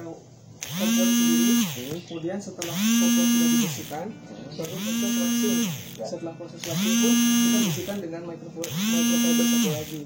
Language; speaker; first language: Indonesian; native; Indonesian